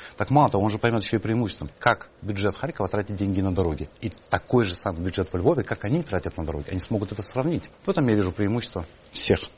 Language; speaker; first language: Russian; native; Russian